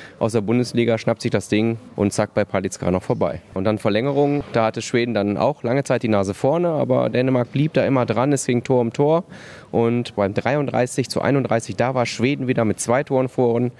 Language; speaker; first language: German; native; German